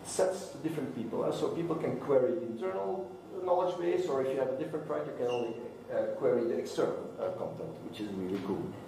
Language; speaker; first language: English; non-native, fluent; Dutch